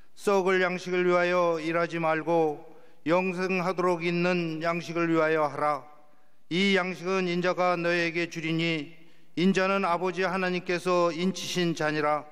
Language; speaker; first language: Korean; native; Korean